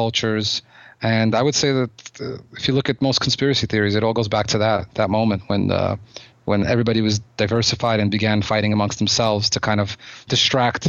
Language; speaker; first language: English; native; English